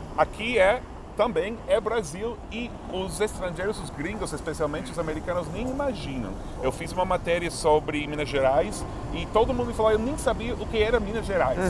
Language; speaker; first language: Portuguese; non-native, fluent; English